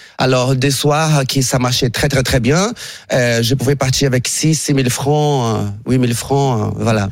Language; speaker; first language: French; non-native, fluent; Portuguese